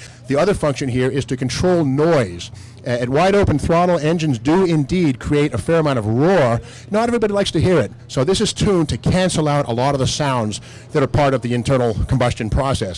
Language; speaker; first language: English; native; English